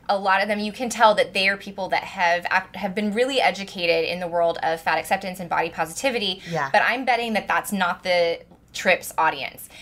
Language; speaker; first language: English; native; English